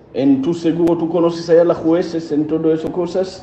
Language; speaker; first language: Spanish; non-native, learner; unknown